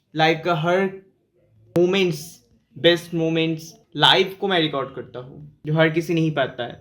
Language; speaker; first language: Hindi; non-native, local second language; Bangla